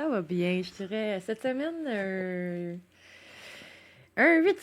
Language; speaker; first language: French; non-native, learner; English